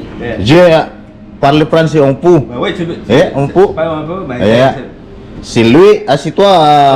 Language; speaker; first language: French; non-native, learner; Filipino